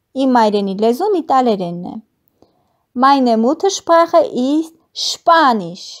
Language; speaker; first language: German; non-native, fluent; Armenian